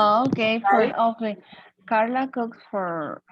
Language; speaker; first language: English; non-native, learner; Spanish